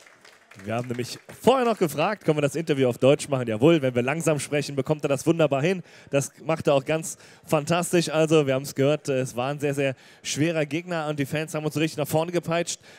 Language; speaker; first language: German; native; German